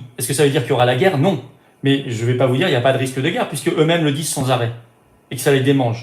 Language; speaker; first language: French; native; French